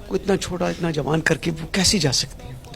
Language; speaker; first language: Hindi; native; Hindi